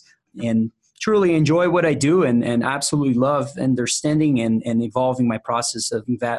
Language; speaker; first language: English; non-native, fluent; Portuguese